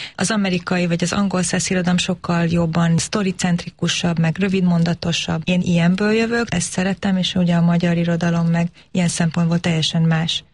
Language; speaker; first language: Hungarian; early bilingual, heritage; Hungarian